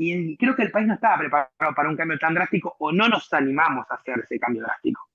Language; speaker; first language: Spanish; native; Spanish